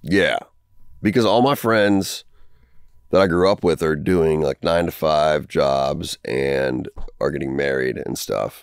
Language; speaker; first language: English; native; English